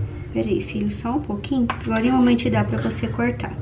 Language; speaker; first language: Portuguese; native; Portuguese